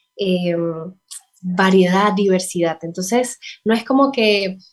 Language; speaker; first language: Spanish; native; Spanish